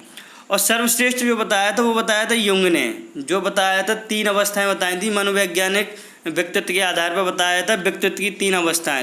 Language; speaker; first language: Hindi; native; Hindi